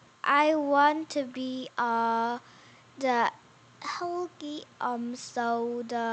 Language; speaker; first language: English; non-native, learner; Korean